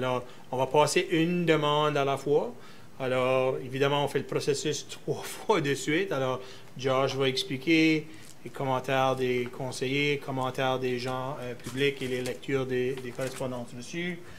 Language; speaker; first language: French; native; French